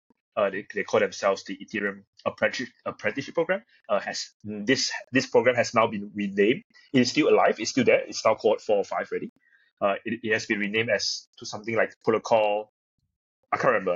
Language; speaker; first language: English; non-native, local second language; Chinese